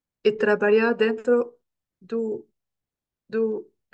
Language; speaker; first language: Portuguese; non-native, learner; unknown